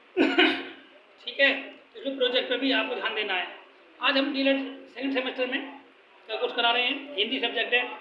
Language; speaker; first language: Hindi; native; Hindi